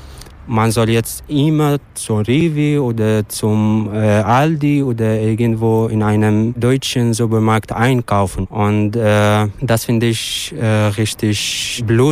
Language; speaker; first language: German; non-native, learner; Arabic